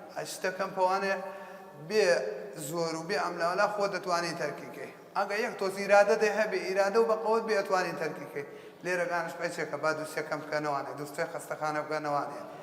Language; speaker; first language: Central Kurdish; native; Central Kurdish